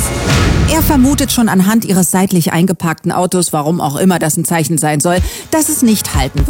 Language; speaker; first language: German; native; German